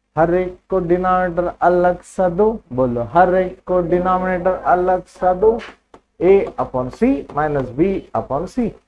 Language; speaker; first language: Hindi; non-native, local second language; Marathi